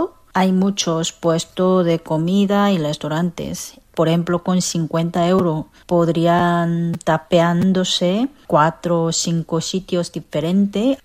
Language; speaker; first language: Spanish; non-native, fluent; Korean